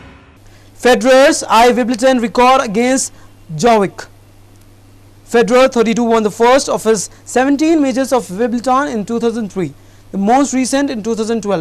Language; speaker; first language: English; non-native, local second language; Urdu